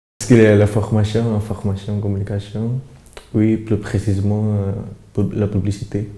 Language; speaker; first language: French; non-native, learner; Indonesian